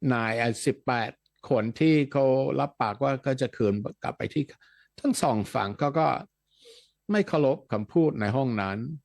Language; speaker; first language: Thai; non-native, fluent; Dutch